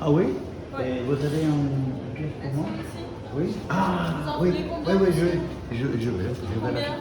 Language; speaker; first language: French; non-native, learner; English